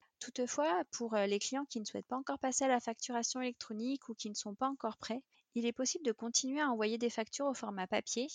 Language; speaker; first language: French; native; French